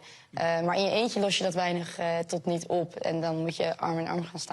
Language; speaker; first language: Dutch; native; Dutch